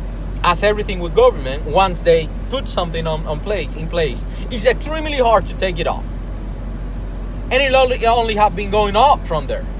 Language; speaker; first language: English; non-native, fluent; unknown